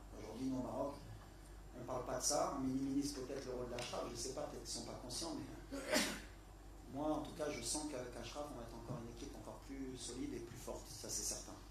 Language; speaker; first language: French; native; French